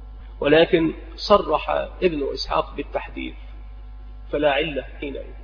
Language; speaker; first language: Arabic; native; Arabic